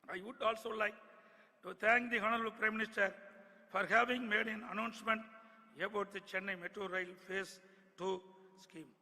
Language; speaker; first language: English; non-native, local second language; Tamil